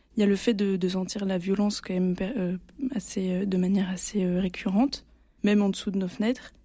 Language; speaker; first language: French; native; French